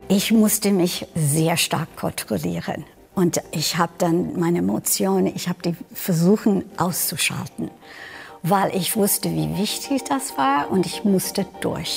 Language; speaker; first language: German; non-native, fluent; English